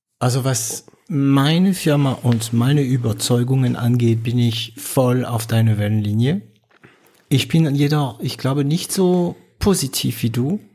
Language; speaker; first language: German; non-native, fluent; French